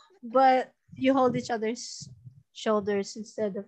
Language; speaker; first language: English; non-native, local second language; Filipino